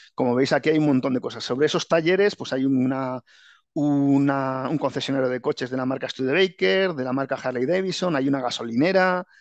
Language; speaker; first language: Spanish; native; Spanish